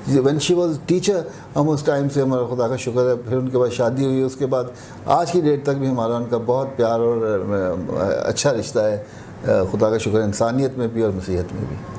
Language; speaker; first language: Urdu; native; Urdu